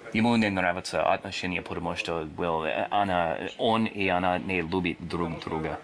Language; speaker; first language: Russian; non-native, learner; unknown